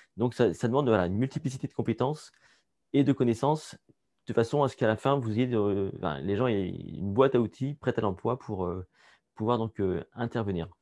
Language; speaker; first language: French; native; French